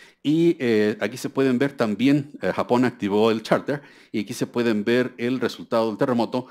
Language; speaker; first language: Spanish; native; Spanish